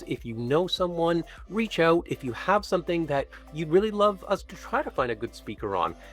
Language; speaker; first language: English; native; English